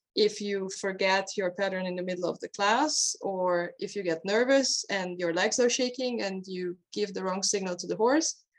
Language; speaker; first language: English; non-native, fluent; Hungarian